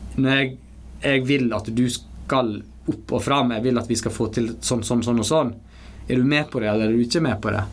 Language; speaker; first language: Norwegian; native; Norwegian